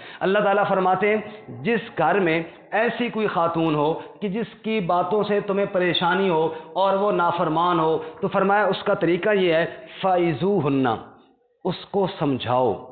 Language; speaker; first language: Urdu; non-native, local second language; Punjabi